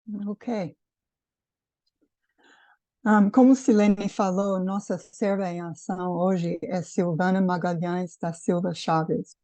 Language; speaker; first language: Portuguese; non-native, fluent; English